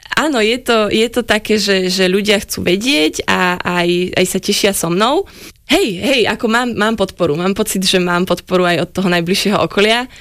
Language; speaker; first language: Slovak; native; Slovak